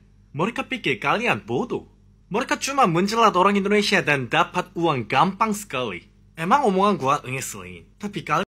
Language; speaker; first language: Indonesian; non-native, fluent; Korean